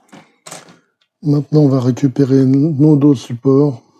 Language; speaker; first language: French; native; French